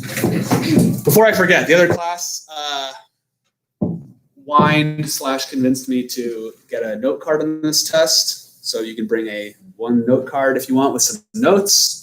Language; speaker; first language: English; native; English